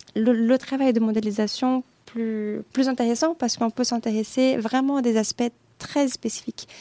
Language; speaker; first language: French; non-native, fluent; Portuguese